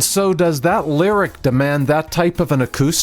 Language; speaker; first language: English; native; English